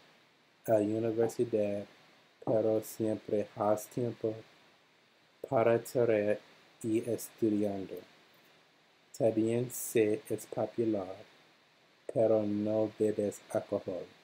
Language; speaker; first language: Spanish; non-native, learner; English